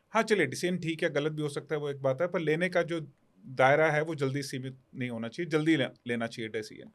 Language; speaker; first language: Hindi; native; Hindi